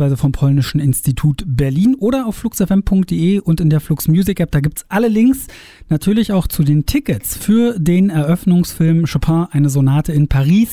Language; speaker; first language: German; native; German